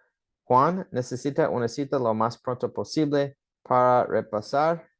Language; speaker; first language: Spanish; early bilingual, heritage; English